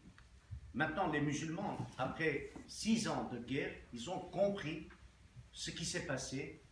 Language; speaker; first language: French; non-native, fluent; Armenian